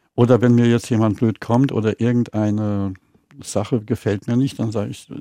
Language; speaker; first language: German; native; German